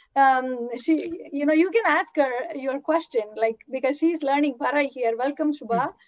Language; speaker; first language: English; non-native, local second language; Tamil